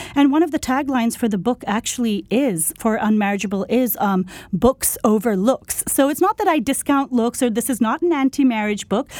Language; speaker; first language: English; non-native, local second language; Urdu